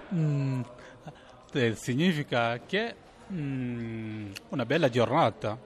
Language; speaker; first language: Italian; non-native, fluent; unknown